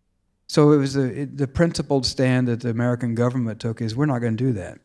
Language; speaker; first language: English; native; English